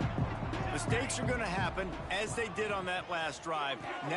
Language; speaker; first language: English; native; English